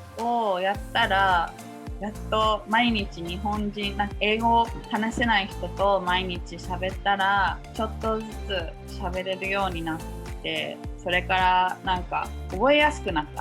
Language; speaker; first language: Japanese; non-native, fluent; English